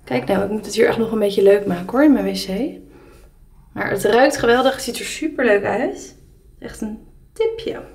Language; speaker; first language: Dutch; native; Dutch